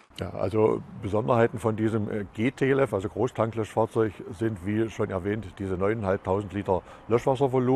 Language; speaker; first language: German; native; German